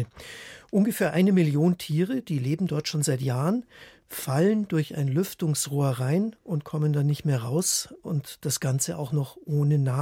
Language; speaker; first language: German; native; German